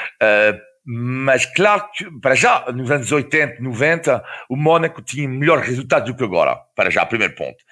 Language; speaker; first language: Portuguese; non-native, fluent; French